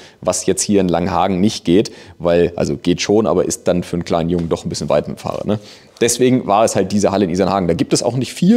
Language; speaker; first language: German; native; German